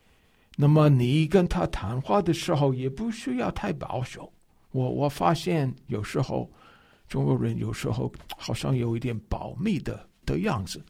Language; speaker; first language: Chinese; non-native, fluent; English